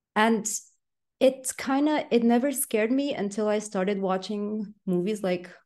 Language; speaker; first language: English; non-native, fluent; Romanian